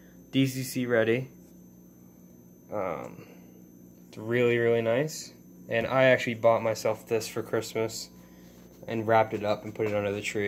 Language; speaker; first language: English; native; English